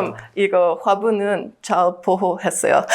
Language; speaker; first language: Korean; non-native, learner; English